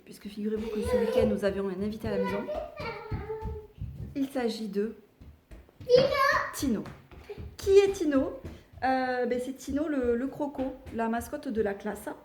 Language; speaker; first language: French; native; French